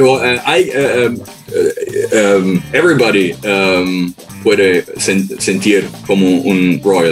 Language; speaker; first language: Spanish; non-native, learner; German